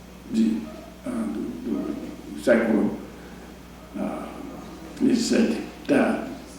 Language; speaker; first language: Portuguese; non-native, fluent; English